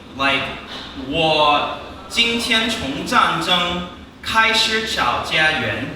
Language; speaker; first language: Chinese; early bilingual, heritage; Chinese